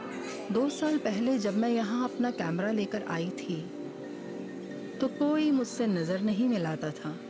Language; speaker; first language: Hindi; native; Hindi